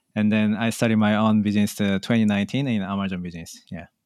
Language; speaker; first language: English; non-native, learner; Korean